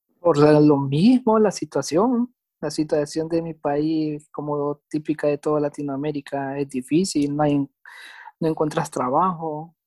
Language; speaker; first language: Spanish; native; Spanish